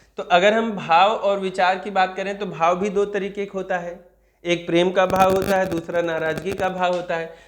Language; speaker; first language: Hindi; native; Hindi